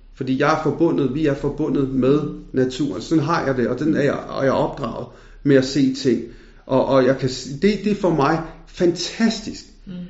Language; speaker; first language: Danish; early bilingual, other home language; Punjabi